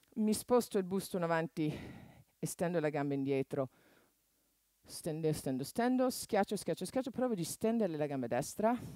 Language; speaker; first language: Italian; non-native, fluent; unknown